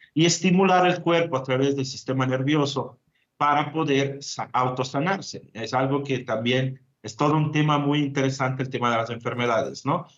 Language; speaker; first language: Spanish; non-native, fluent; Italian